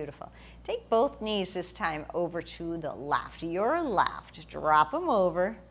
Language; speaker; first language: English; native; English